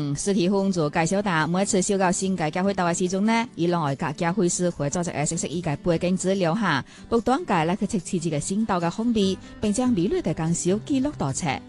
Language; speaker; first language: Chinese; non-native, local second language; Cantonese